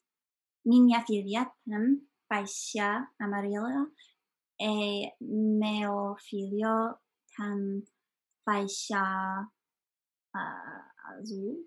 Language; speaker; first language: Portuguese; non-native, learner; English